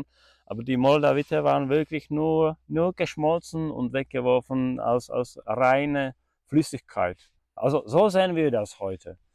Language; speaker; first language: German; non-native, fluent; Czech